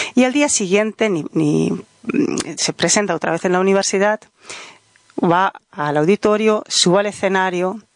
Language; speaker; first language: Spanish; non-native, fluent; Dutch